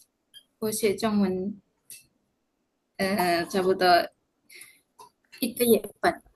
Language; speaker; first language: Chinese; non-native, learner; Indonesian